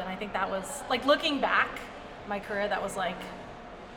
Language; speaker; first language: English; native; English